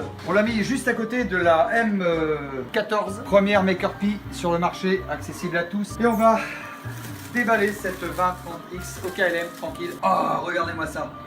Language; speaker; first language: French; native; French